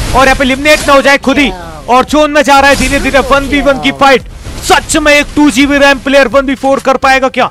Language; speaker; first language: Hindi; native; Hindi